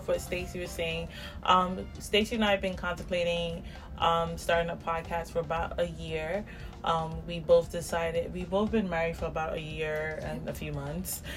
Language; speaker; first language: English; native; English